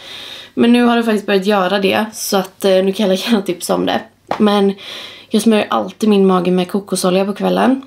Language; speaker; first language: Swedish; native; Swedish